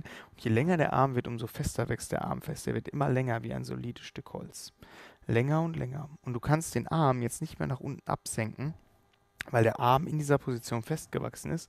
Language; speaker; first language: German; native; German